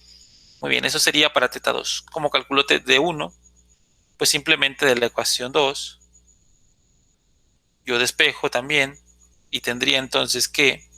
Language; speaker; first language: Spanish; native; Spanish